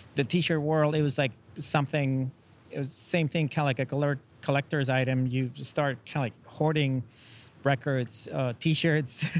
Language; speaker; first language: English; non-native, fluent; Spanish